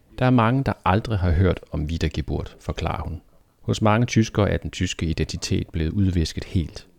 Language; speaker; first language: Danish; native; Danish